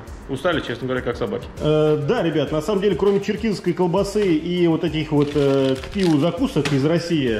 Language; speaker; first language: Russian; native; Russian